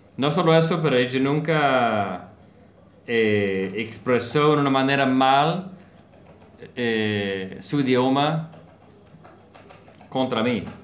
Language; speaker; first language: Spanish; non-native, learner; English